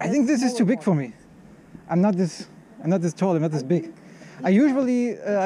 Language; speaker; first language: English; non-native, fluent; German